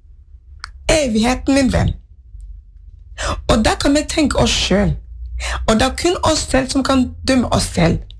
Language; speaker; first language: Norwegian; non-native, learner; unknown